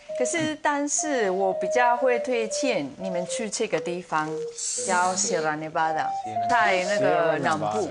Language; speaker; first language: Chinese; non-native, fluent; Spanish